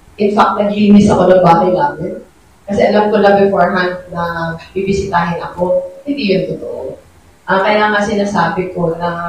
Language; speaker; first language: Filipino; native; Filipino